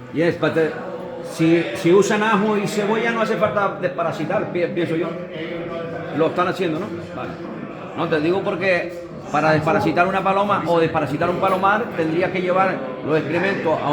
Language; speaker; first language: Spanish; native; Spanish